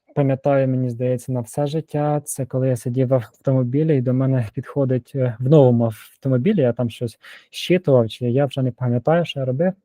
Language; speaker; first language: Ukrainian; native; Ukrainian